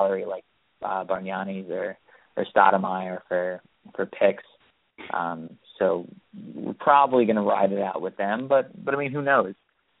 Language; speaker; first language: English; native; English